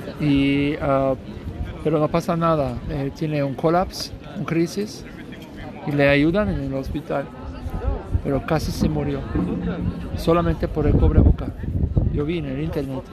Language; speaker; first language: Spanish; non-native, learner; German